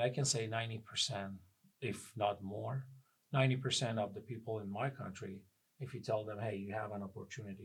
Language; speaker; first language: English; non-native, fluent; Persian